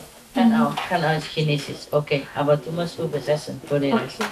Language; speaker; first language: German; non-native, learner; Vietnamese